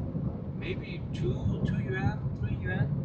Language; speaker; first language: English; non-native, fluent; Chinese